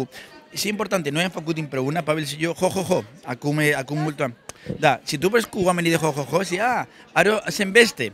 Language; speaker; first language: Romanian; non-native, learner; Spanish